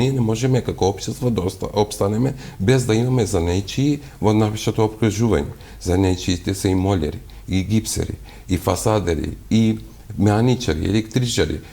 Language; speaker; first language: Macedonian; non-native, local second language; Albanian